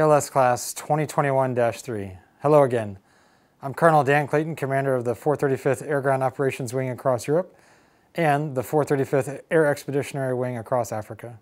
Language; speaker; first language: English; native; English